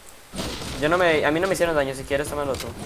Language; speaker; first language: Spanish; native; Spanish